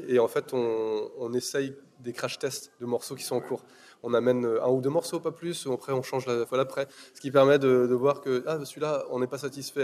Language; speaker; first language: French; native; French